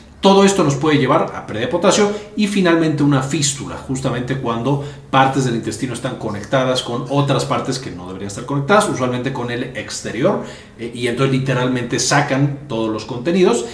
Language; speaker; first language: Spanish; native; Spanish